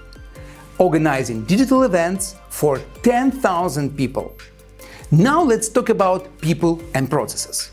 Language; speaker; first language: English; non-native, fluent; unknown